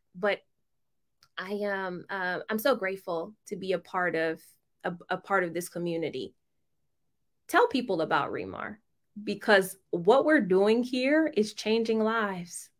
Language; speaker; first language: English; native; English